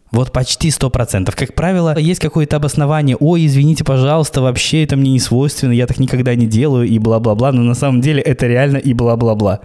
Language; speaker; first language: Russian; native; Russian